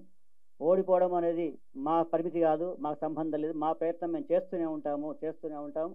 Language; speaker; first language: Telugu; native; Telugu